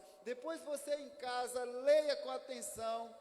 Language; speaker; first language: Portuguese; native; Portuguese